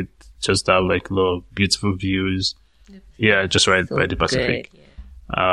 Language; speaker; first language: English; non-native, local second language; Yoruba